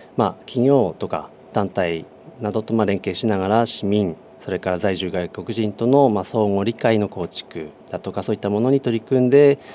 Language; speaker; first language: Japanese; native; Japanese